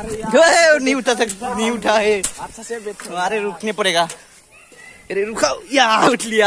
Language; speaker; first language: Hindi; non-native, local second language; Bodo